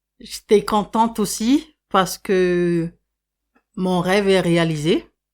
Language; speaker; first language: French; non-native, local second language; Malagasy